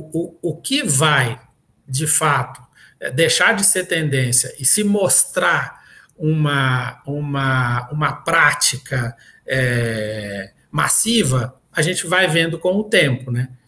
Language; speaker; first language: Portuguese; native; Portuguese